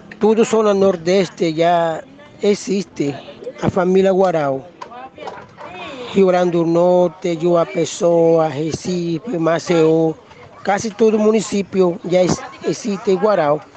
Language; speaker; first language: Portuguese; non-native, learner; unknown